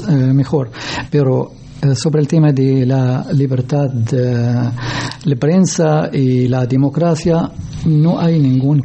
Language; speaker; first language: Spanish; non-native, learner; Arabic